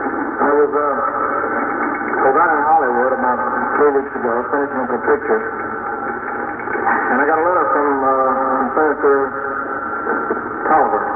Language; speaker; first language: English; native; English